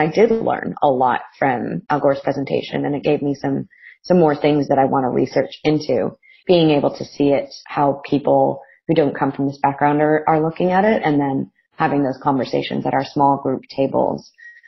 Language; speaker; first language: English; native; English